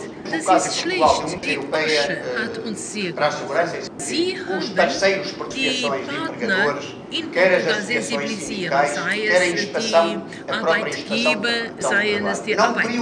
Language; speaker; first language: German; non-native, fluent; Portuguese